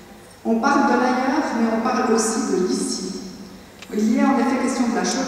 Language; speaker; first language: French; native; French